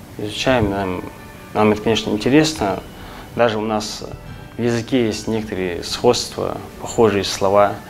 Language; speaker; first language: Russian; non-native, local second language; Ingush